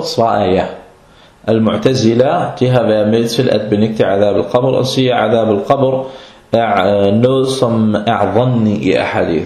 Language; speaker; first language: Danish; early bilingual, other home language; Arabic